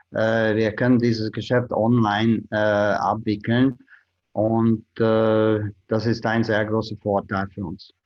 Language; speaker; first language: German; non-native, fluent; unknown